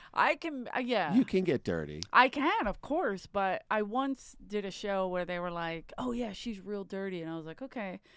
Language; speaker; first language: English; native; English